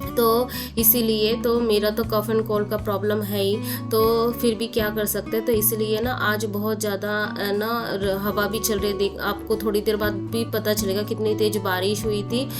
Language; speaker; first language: Hindi; non-native, local second language; Bangla